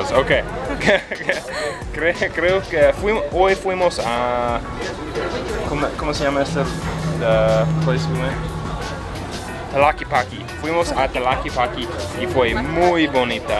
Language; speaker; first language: Spanish; non-native, learner; English